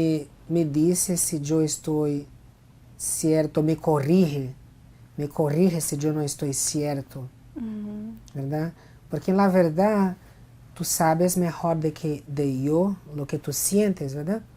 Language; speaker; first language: Spanish; non-native, fluent; Portuguese